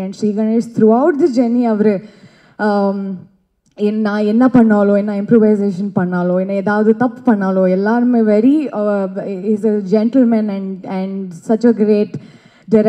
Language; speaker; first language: Tamil; non-native, learner; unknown